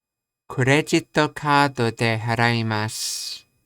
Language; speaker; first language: Japanese; non-native, learner; English